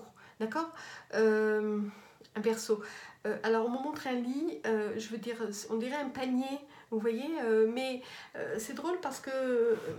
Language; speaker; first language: French; native; French